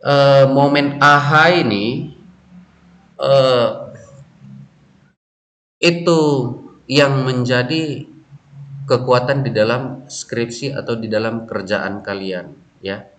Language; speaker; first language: Indonesian; native; Indonesian